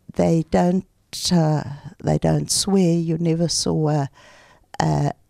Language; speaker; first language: English; native; English